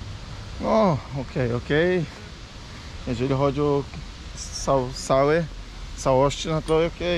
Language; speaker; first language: Polish; non-native, fluent; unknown